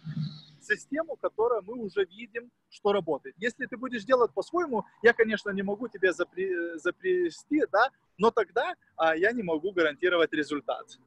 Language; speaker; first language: Russian; non-native, fluent; Lithuanian